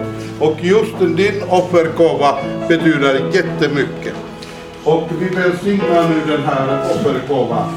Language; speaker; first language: Swedish; non-native, fluent; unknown